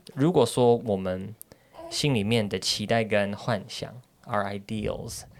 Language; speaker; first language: Chinese; native; Chinese